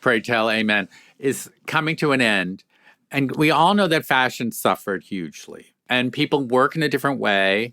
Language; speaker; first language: English; native; English